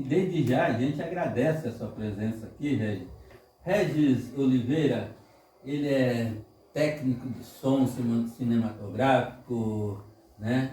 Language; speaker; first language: Portuguese; native; Portuguese